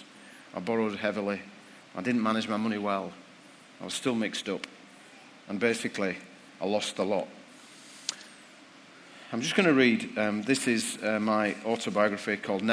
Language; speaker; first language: English; native; English